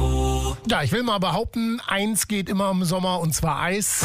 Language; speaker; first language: German; native; German